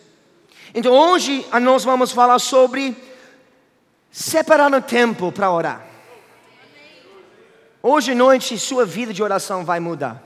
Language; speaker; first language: Portuguese; non-native, fluent; English